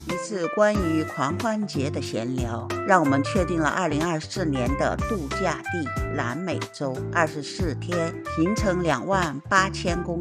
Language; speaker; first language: Chinese; native; Chinese